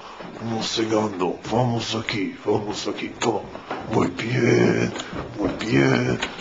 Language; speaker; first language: Spanish; non-native, learner; English